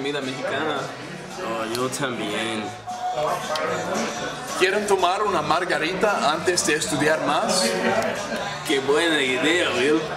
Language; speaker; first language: Spanish; non-native, learner; English